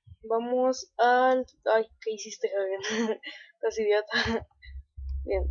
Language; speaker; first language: Spanish; native; Spanish